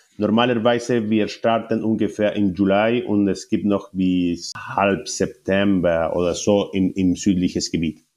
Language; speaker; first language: German; non-native, learner; Spanish